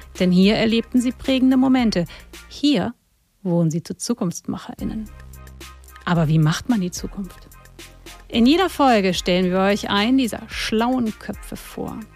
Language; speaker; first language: German; native; German